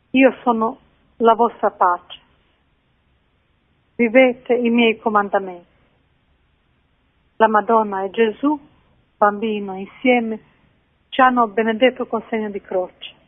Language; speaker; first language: Italian; non-native, fluent; Croatian